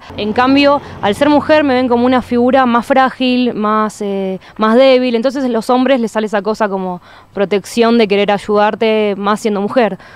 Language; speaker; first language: Spanish; native; Spanish